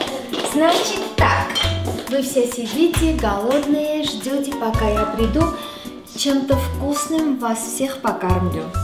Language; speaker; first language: Russian; non-native, fluent; Armenian